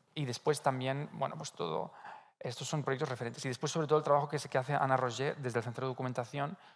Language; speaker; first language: Spanish; native; Spanish